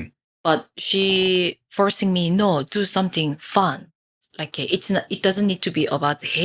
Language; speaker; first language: English; non-native, fluent; Korean